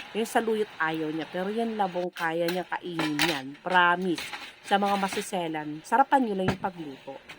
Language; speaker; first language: Filipino; non-native, local second language; Cebuano